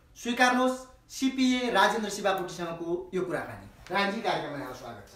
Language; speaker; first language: Nepali; native; Nepali